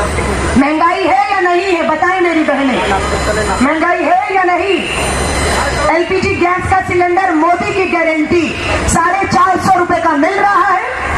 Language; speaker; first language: Hindi; native; Hindi